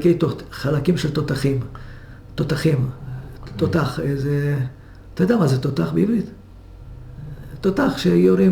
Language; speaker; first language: Hebrew; early bilingual, other home language; Hungarian